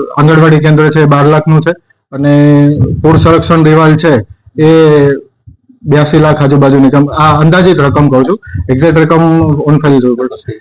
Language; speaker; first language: Gujarati; native; Gujarati